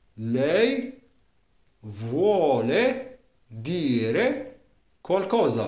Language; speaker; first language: Italian; non-native, fluent; Arabic